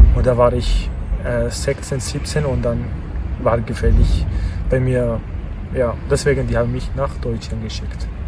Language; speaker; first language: German; non-native, fluent; Kurdish